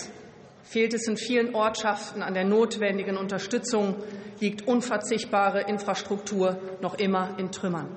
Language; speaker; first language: German; native; German